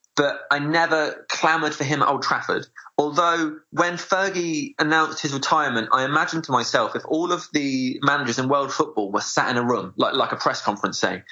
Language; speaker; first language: English; native; English